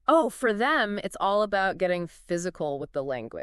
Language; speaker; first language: English; native; English